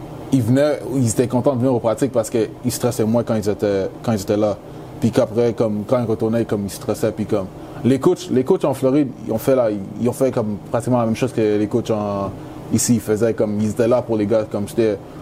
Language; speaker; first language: French; native; French